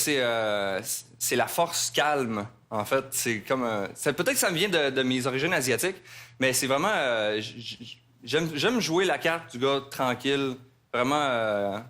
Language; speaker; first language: French; native; French